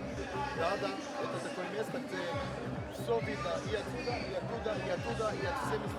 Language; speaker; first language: Russian; non-native, learner; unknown